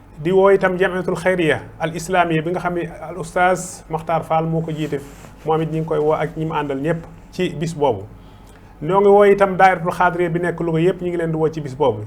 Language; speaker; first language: Wolof; native; Wolof